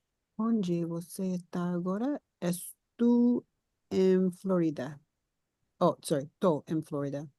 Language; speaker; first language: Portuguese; non-native, learner; English